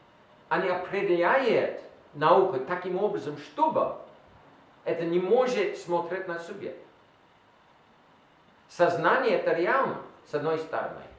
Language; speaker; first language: Russian; non-native, learner; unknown